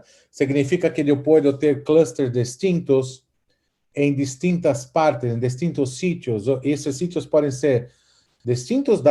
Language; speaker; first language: Portuguese; non-native, fluent; Spanish